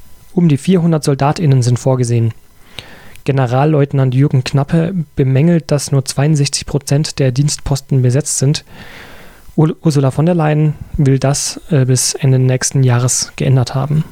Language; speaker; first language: German; native; German